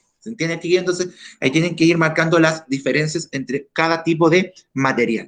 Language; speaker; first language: Spanish; native; Spanish